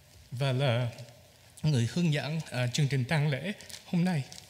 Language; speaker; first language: Vietnamese; early bilingual, heritage; Vietnamese